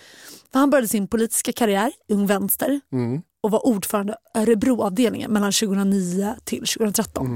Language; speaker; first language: Swedish; native; Swedish